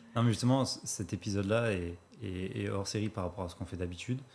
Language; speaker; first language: French; native; French